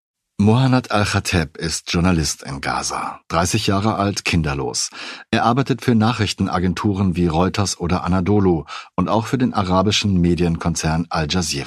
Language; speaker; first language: German; native; German